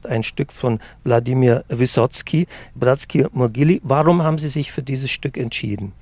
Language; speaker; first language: German; native; German